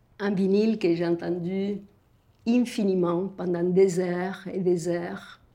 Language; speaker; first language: French; non-native, fluent; Spanish